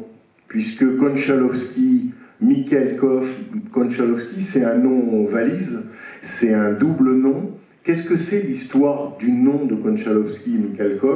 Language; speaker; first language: French; native; French